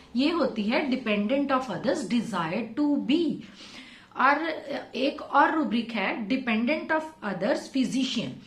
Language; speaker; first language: Hindi; non-native, local second language; Punjabi